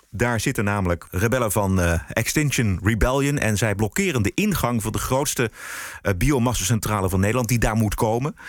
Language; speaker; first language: Dutch; native; Dutch